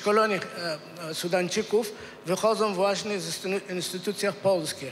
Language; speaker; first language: Polish; non-native, fluent; Arabic